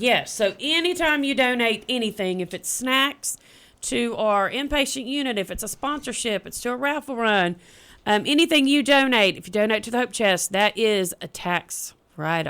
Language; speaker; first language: English; native; English